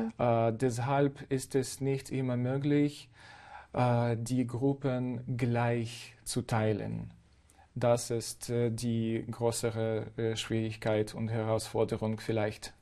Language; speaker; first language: German; non-native, fluent; Ukrainian